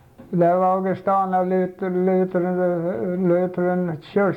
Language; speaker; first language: English; non-native, fluent; Swedish